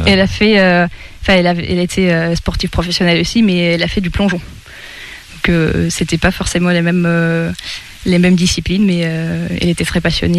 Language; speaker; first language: French; non-native, fluent; Russian